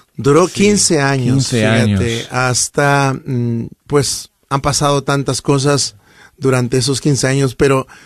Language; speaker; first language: Spanish; native; Spanish